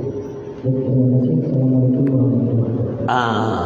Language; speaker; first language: Indonesian; native; Indonesian